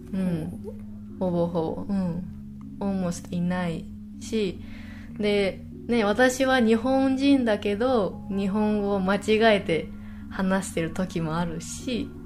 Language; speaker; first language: Japanese; native; Japanese